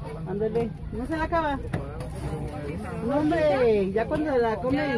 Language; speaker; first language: Spanish; native; Spanish